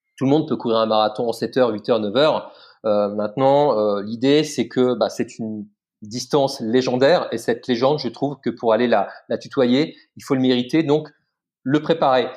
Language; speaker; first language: French; native; French